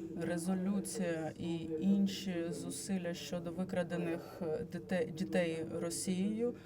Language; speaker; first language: Ukrainian; non-native, fluent; Latvian